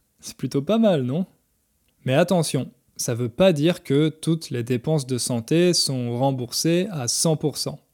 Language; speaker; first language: French; native; French